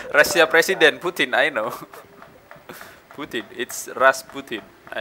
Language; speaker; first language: English; non-native, learner; Indonesian